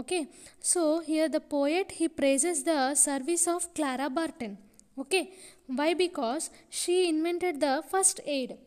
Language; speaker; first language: English; non-native, local second language; Telugu